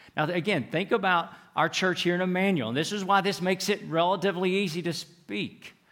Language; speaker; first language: English; native; English